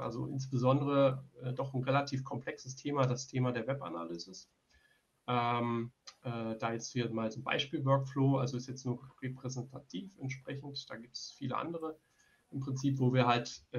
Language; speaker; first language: German; native; German